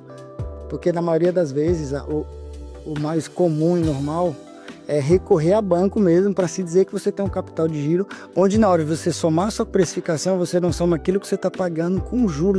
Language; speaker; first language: Portuguese; native; Portuguese